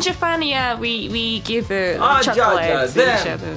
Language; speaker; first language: English; non-native, fluent; Japanese